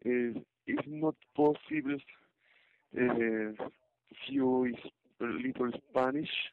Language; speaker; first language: English; non-native, learner; Spanish